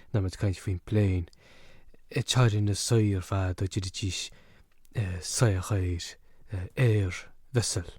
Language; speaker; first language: Irish; native; Irish